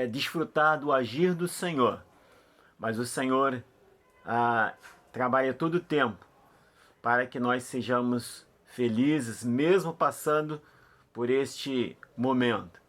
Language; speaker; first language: Portuguese; native; Portuguese